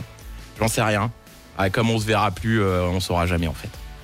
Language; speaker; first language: French; native; French